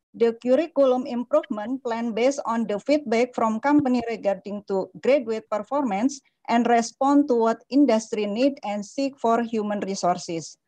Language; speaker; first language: English; non-native, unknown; Indonesian